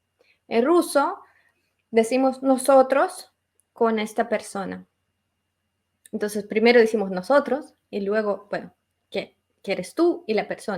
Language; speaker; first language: Spanish; non-native, fluent; Russian